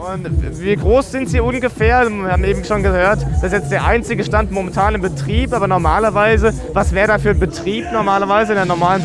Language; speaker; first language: German; native; German